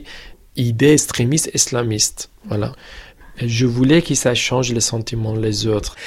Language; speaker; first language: French; non-native, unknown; Persian